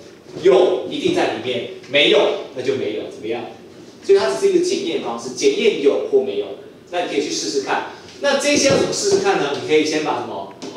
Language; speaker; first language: Chinese; native; Chinese